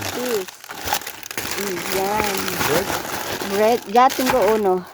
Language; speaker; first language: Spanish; non-native, fluent; Filipino